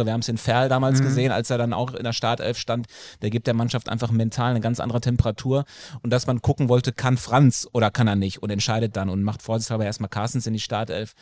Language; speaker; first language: German; native; German